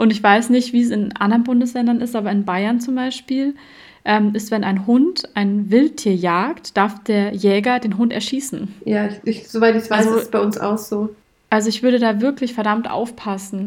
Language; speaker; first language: German; native; German